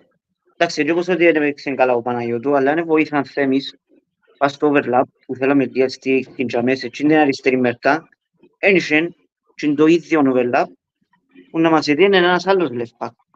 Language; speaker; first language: Greek; early bilingual, heritage; Greek